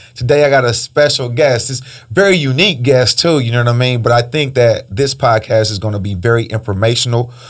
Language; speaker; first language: English; early bilingual, other home language; Spanish